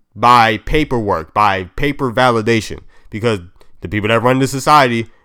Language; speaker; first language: English; native; English